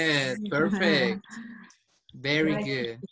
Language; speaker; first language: English; non-native, fluent; Spanish